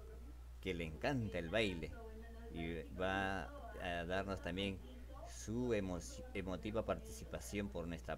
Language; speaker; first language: Spanish; native; Spanish